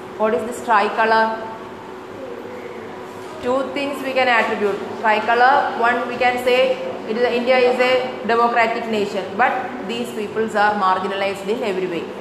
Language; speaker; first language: English; non-native, local second language; Malayalam